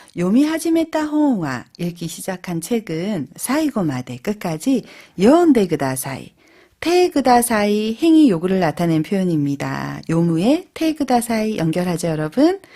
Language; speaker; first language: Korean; native; Korean